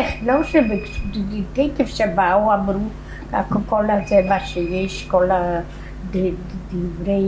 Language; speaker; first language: Hebrew; non-native, fluent; Polish